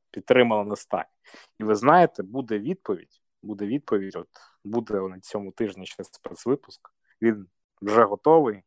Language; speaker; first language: Ukrainian; native; Ukrainian